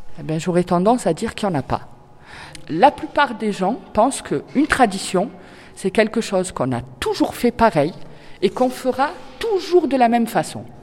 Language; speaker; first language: French; native; French